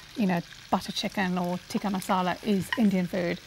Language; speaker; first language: English; non-native, local second language; Gujarati